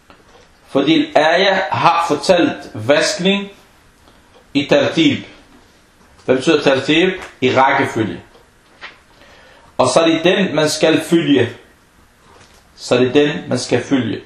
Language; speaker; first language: Danish; non-native, fluent; Arabic